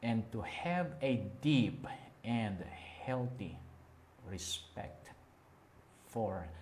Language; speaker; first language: English; non-native, local second language; Filipino